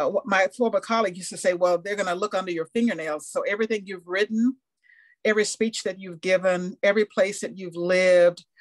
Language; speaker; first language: English; native; English